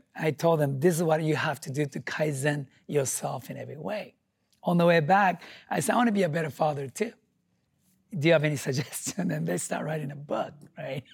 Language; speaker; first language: English; non-native, fluent; Japanese